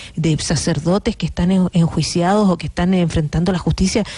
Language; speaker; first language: Spanish; native; Spanish